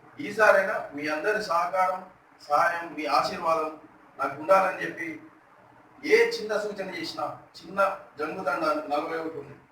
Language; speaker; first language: Telugu; native; Telugu